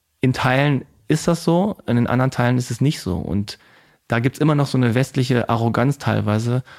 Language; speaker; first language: German; native; German